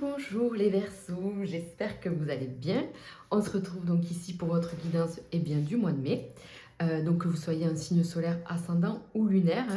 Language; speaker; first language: French; native; French